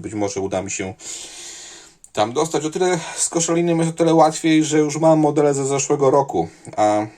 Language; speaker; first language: Polish; native; Polish